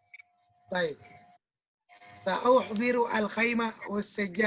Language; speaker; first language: Arabic; non-native, fluent; Indonesian